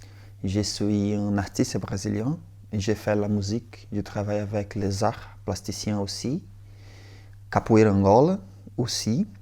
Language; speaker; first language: French; non-native, learner; Portuguese